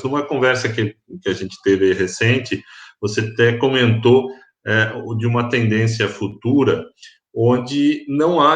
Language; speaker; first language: Portuguese; native; Portuguese